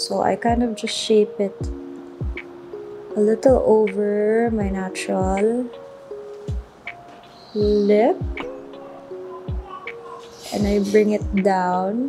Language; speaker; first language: English; non-native, local second language; Filipino